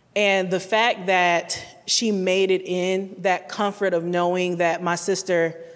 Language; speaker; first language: English; native; English